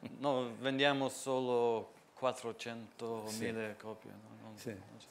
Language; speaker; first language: Italian; non-native, fluent; English